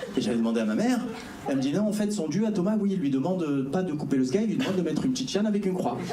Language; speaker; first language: French; early bilingual, other home language; Arabic